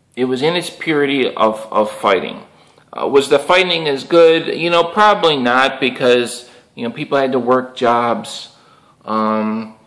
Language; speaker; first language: English; native; English